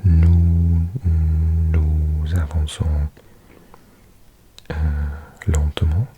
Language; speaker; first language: French; non-native, learner; English